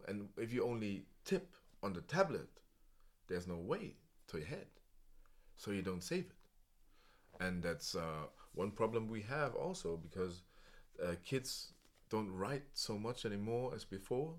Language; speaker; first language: English; non-native, fluent; German